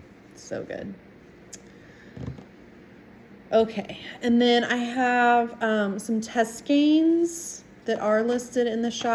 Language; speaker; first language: English; native; English